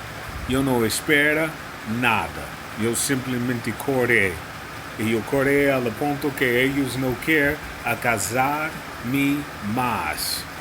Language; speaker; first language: Spanish; non-native, learner; English